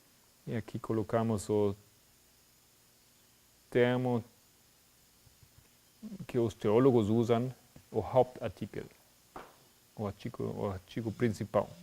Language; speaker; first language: Portuguese; non-native, fluent; German